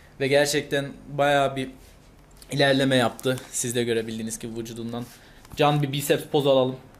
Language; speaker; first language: Turkish; early bilingual, heritage; Turkish